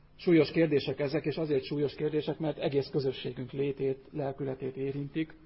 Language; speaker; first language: Hungarian; native; Hungarian